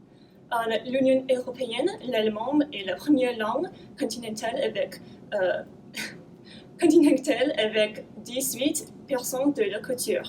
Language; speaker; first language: French; non-native, learner; English